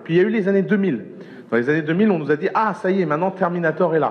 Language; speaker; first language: French; native; French